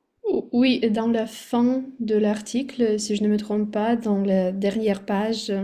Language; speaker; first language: French; non-native, fluent; Russian